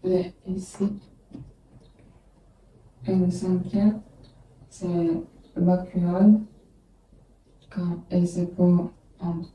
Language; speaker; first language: French; non-native, learner; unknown